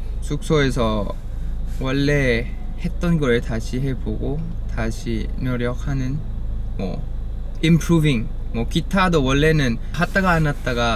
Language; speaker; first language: Korean; non-native, fluent; Thai